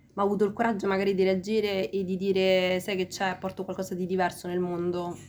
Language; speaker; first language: Italian; early bilingual, other home language; Spanish